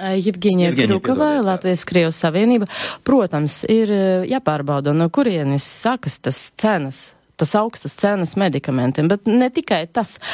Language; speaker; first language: Latvian; non-native, local second language; Russian